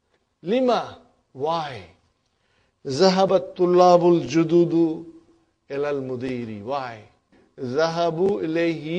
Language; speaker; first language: Arabic; non-native, fluent; Urdu